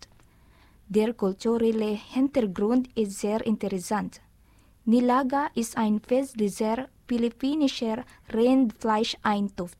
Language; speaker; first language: German; non-native, learner; Filipino